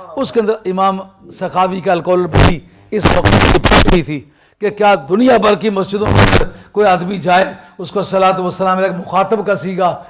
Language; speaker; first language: Urdu; non-native, local second language; Punjabi